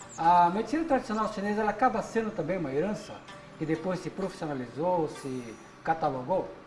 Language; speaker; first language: Portuguese; native; Portuguese